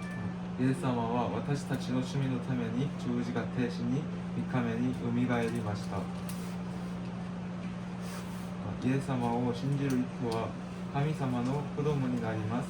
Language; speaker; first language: Japanese; non-native, learner; Korean